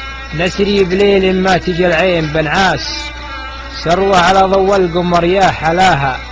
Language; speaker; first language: Arabic; native; Arabic